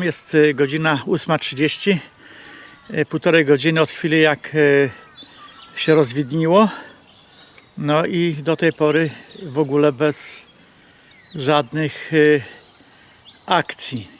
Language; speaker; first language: Polish; native; Polish